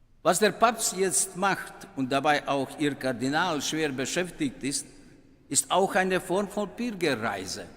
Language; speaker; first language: German; non-native, fluent; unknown